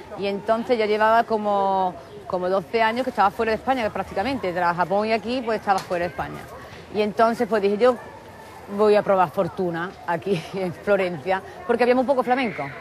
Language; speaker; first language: Spanish; native; Spanish